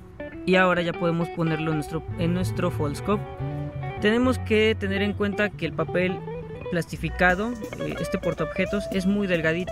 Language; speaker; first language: Spanish; native; Spanish